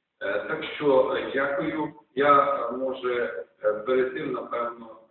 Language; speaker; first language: Ukrainian; native; Ukrainian